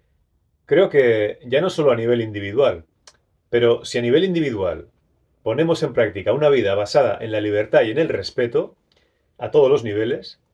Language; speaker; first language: Spanish; native; Spanish